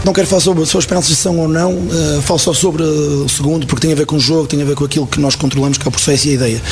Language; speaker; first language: Portuguese; native; Portuguese